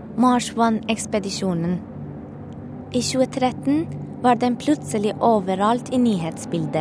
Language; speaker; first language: Norwegian; non-native, fluent; Persian